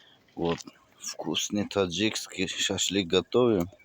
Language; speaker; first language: Russian; non-native, learner; Tajik